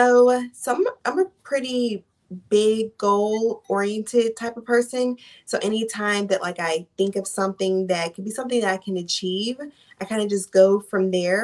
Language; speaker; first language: English; native; English